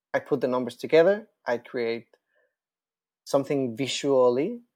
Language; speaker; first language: English; non-native, fluent; Spanish